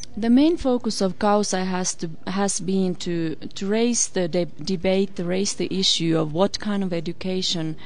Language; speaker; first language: English; non-native, fluent; Finnish